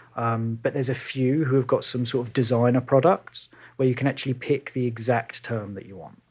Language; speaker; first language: English; native; English